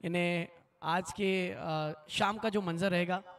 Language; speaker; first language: Hindi; non-native, local second language; Marathi